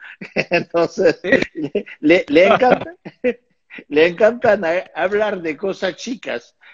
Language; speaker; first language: Spanish; non-native, fluent; French